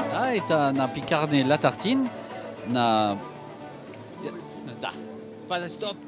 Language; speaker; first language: Russian; non-native, local second language; Kyrgyz